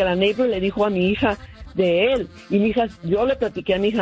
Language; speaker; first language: Spanish; early bilingual, heritage; Spanish